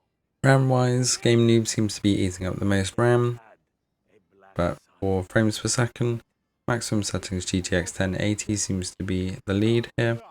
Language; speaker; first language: English; native; English